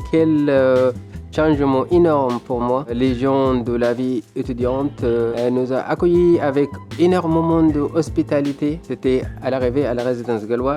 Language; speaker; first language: French; non-native, fluent; Arabic